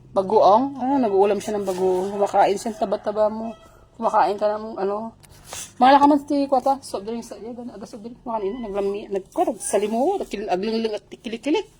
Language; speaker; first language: Filipino; non-native, local second language; Iloko